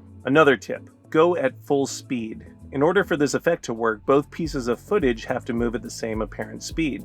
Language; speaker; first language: English; native; English